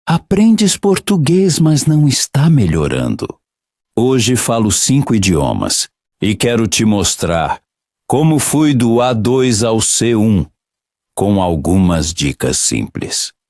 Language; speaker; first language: Portuguese; non-native, fluent; Polish